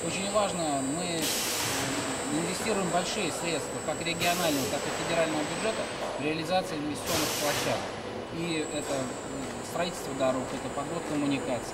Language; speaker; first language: Russian; native; Russian